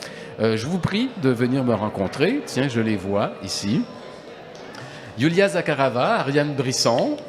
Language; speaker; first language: French; native; French